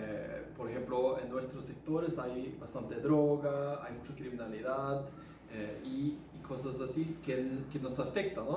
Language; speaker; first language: Spanish; non-native, fluent; Norwegian